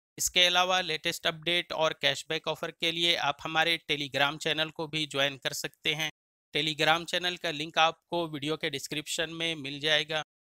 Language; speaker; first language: Hindi; native; Hindi